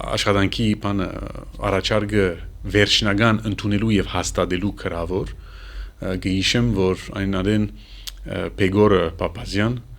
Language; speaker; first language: Armenian; early bilingual, heritage; Armenian